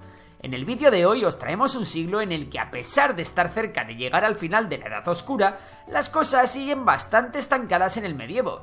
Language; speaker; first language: Spanish; native; Spanish